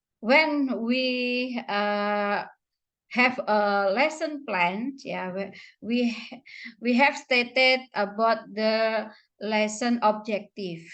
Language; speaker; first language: English; non-native, fluent; Indonesian